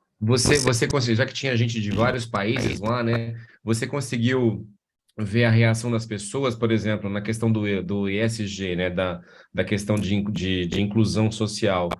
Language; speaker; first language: Portuguese; native; Portuguese